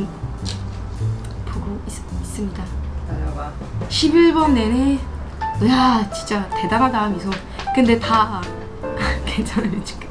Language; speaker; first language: Korean; non-native, fluent; Arabic